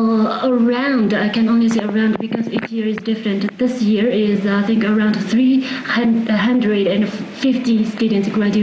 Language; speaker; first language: English; non-native, fluent; Tibetan